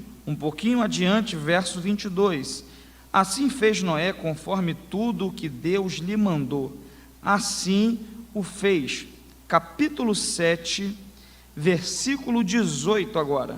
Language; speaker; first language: Portuguese; native; Portuguese